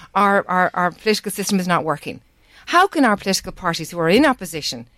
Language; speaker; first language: English; native; English